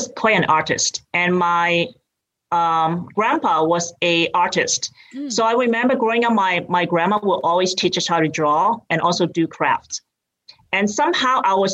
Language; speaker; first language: English; native; English